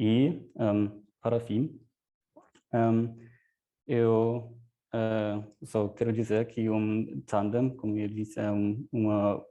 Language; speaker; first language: Portuguese; non-native, fluent; German